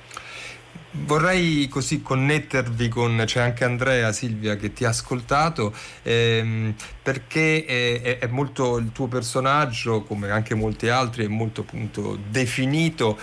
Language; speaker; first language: Italian; native; Italian